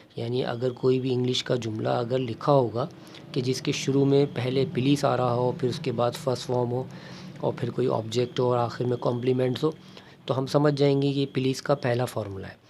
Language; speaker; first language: Urdu; native; Urdu